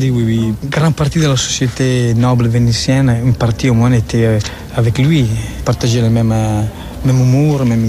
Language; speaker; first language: French; non-native, fluent; Italian